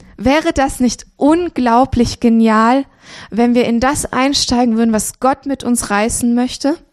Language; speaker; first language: German; early bilingual, other home language; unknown